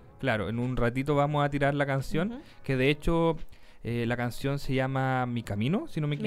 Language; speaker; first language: Spanish; native; Spanish